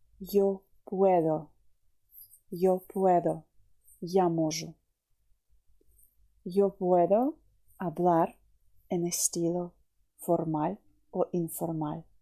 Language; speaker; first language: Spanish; non-native, fluent; Ukrainian